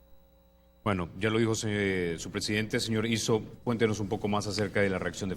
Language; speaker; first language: Spanish; native; Spanish